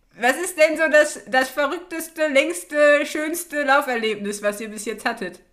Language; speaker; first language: German; native; German